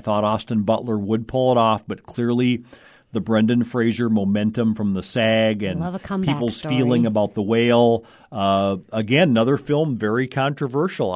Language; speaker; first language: English; native; English